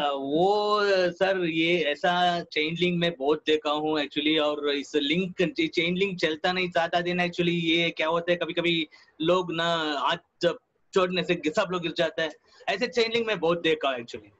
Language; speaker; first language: Hindi; non-native, local second language; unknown